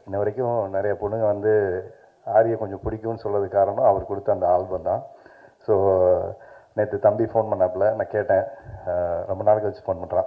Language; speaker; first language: Tamil; native; Tamil